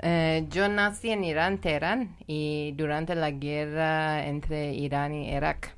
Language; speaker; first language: Spanish; non-native, learner; Persian